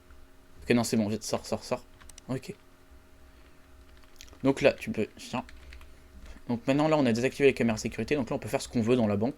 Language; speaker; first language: French; native; French